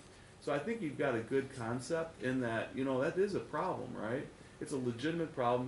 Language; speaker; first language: English; native; English